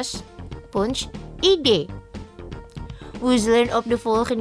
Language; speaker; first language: Dutch; non-native, fluent; Indonesian